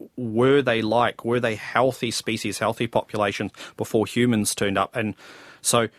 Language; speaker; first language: English; native; English